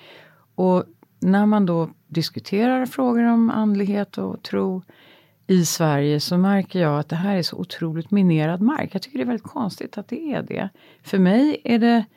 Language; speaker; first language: Swedish; native; Swedish